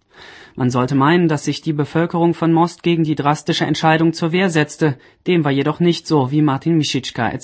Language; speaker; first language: German; native; German